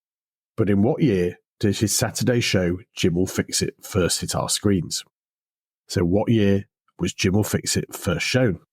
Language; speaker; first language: English; native; English